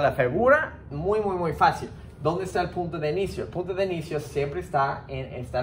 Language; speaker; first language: Spanish; non-native, fluent; English